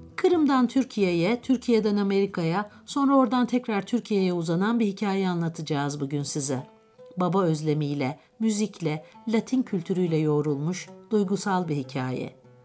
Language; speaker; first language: Turkish; native; Turkish